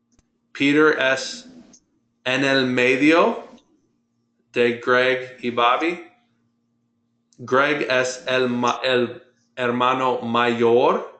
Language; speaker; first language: Spanish; non-native, fluent; English